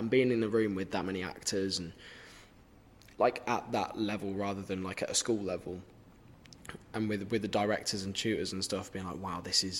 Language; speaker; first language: English; native; English